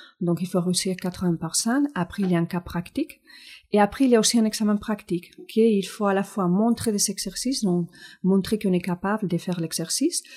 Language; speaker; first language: French; non-native, fluent; Spanish